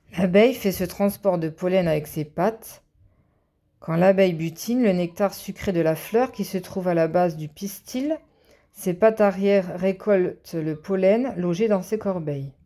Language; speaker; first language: French; native; French